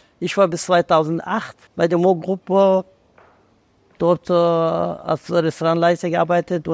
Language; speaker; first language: German; non-native, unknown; Persian